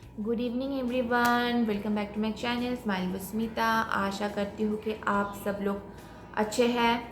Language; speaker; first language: Hindi; non-native, local second language; Bangla